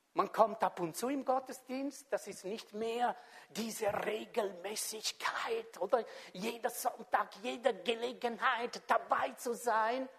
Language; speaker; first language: German; non-native, fluent; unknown